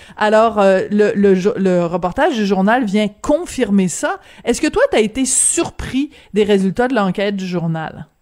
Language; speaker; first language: French; native; French